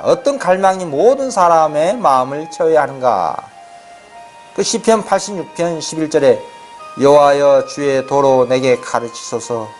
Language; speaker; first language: Korean; native; Korean